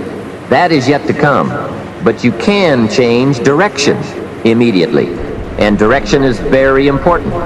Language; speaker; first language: English; native; English